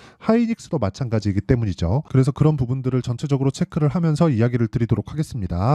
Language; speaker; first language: Korean; native; Korean